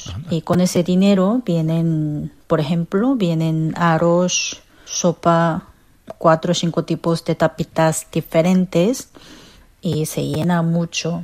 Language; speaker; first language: Spanish; non-native, fluent; Korean